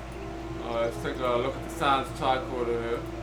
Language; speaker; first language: English; native; English